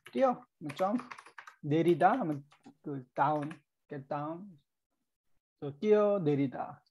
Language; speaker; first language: Korean; native; Korean